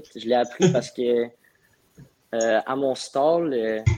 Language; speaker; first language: French; native; French